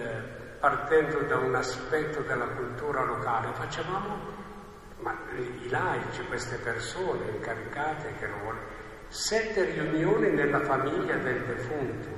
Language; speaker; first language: Italian; native; Italian